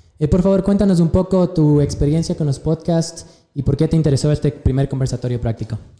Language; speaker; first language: Spanish; native; Spanish